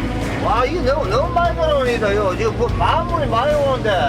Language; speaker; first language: Korean; native; Korean